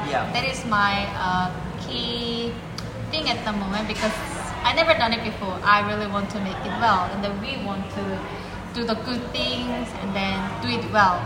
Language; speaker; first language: English; non-native, fluent; Korean